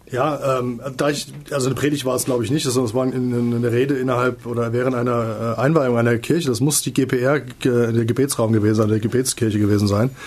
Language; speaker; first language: German; native; German